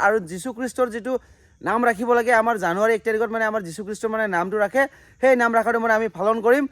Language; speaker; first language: Assamese; non-native, local second language; Garo